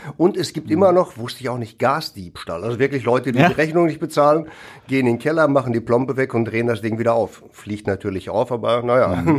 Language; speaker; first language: German; early bilingual, other home language; Greek